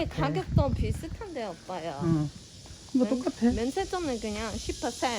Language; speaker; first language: Korean; non-native, learner; Vietnamese